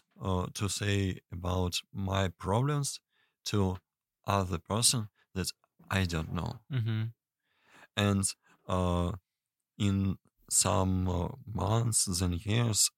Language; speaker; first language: English; non-native, learner; Russian